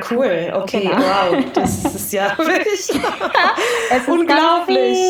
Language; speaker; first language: German; native; German